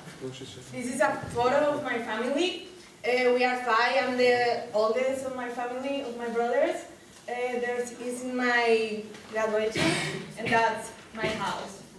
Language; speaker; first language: English; non-native, learner; Spanish